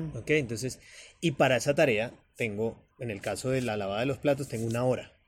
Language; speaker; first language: Spanish; native; Spanish